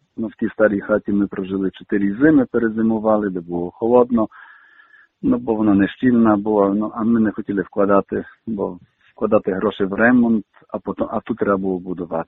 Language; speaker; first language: Ukrainian; early bilingual, heritage; Ukrainian